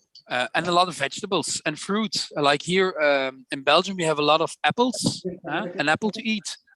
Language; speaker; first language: English; non-native, fluent; Dutch